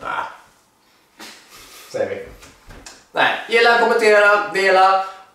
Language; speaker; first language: Swedish; native; Swedish